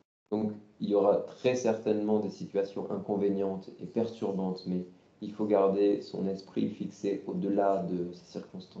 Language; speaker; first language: French; native; French